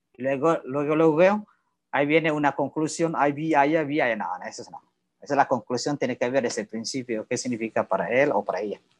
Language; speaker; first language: Spanish; non-native, learner; Indonesian